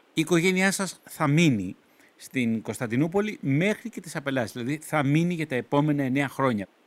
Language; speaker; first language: Greek; native; Greek